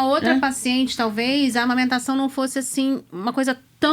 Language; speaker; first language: Portuguese; native; Portuguese